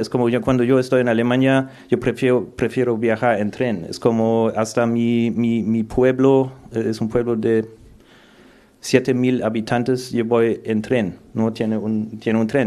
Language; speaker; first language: Spanish; non-native, fluent; German